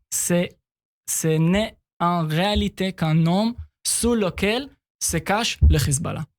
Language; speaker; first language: French; non-native, fluent; Hebrew